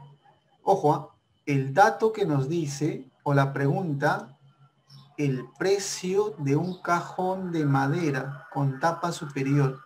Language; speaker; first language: Spanish; native; Spanish